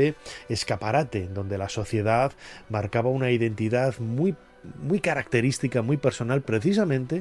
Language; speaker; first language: Spanish; native; Spanish